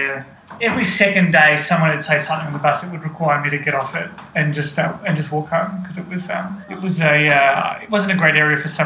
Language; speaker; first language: English; native; English